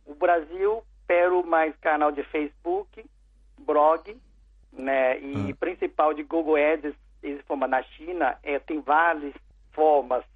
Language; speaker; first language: Portuguese; non-native, learner; Chinese